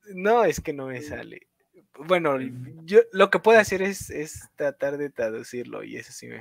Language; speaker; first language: Spanish; native; Spanish